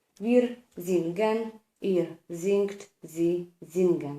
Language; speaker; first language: German; non-native, fluent; Polish